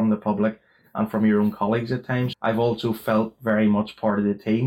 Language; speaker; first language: English; native; English